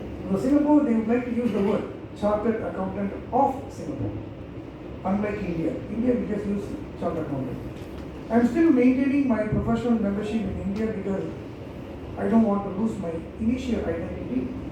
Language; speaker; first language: English; non-native, local second language; Tamil